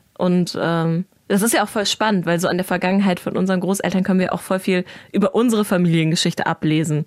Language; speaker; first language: German; native; German